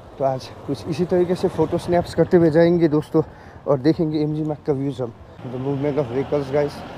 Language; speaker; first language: Hindi; non-native, local second language; Nepali